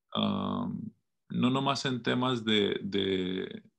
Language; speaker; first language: Spanish; early bilingual, heritage; Spanish